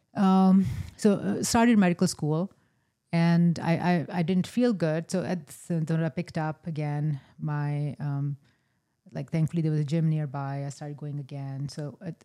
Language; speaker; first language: English; non-native, local second language; Hindi